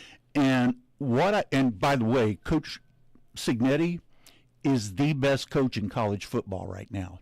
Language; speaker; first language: English; native; English